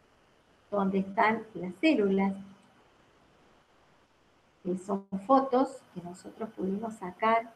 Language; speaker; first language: Spanish; native; Spanish